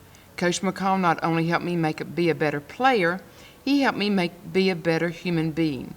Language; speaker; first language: English; native; English